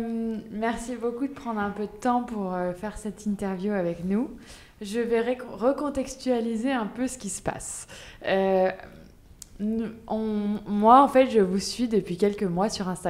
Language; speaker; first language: French; native; French